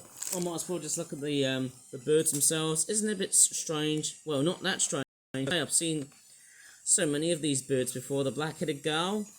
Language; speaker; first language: English; native; English